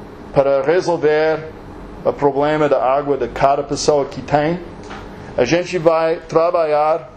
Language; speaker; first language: Portuguese; non-native, learner; English